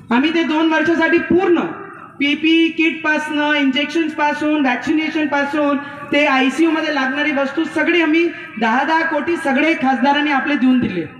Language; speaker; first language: Marathi; non-native, local second language; Hindi